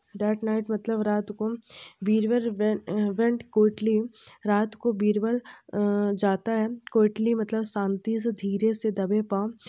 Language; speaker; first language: Hindi; native; Hindi